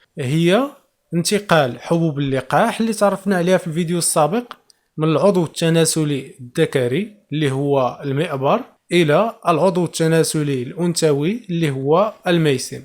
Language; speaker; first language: Arabic; native; Arabic